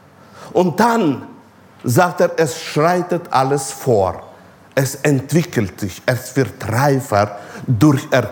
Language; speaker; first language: German; non-native, fluent; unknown